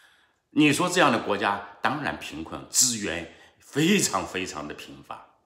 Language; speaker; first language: Chinese; native; Chinese